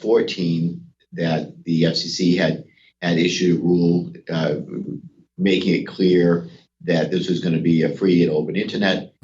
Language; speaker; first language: English; native; English